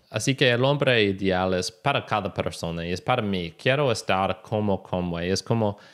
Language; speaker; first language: Spanish; non-native, learner; English